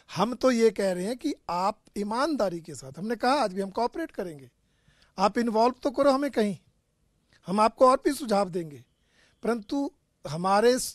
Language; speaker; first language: Hindi; native; Hindi